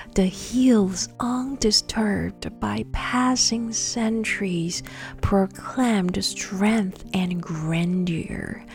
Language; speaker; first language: English; non-native, fluent; Chinese